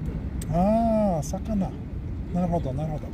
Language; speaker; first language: Japanese; non-native, fluent; Swedish